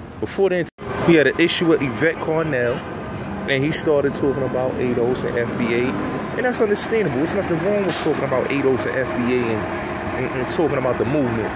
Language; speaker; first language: English; native; English